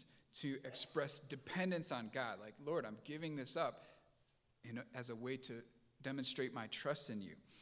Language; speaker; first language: English; native; English